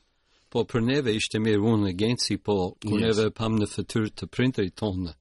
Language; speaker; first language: Albanian; early bilingual, heritage; Albanian